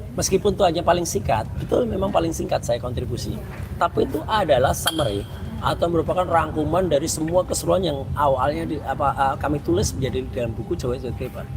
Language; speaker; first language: Indonesian; native; Indonesian